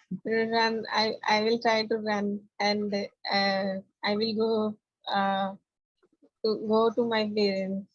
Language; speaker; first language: English; non-native, learner; Hindi